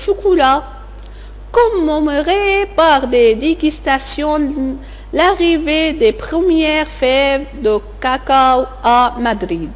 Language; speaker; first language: French; non-native, fluent; Arabic